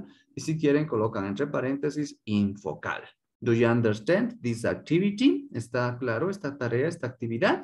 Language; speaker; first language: Spanish; native; Spanish